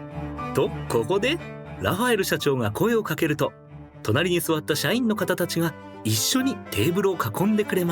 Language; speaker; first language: Japanese; native; Japanese